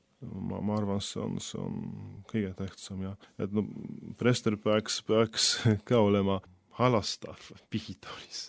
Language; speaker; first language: Estonian; non-native, fluent; Polish